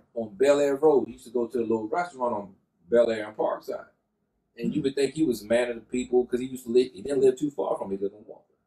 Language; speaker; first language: English; native; English